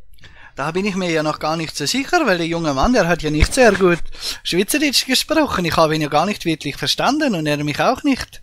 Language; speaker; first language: German; native; German